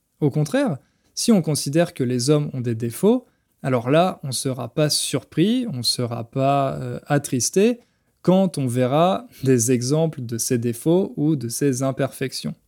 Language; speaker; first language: French; native; French